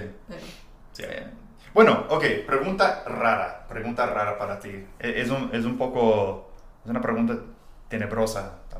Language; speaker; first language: Spanish; non-native, fluent; English